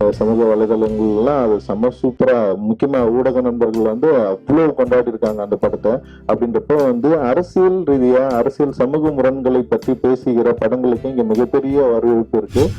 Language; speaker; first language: Tamil; native; Tamil